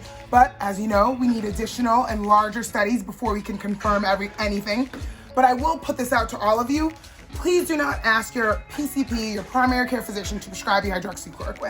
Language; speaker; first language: English; native; English